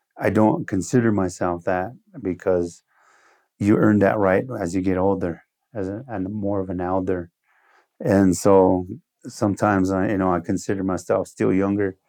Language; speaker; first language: English; early bilingual, other home language; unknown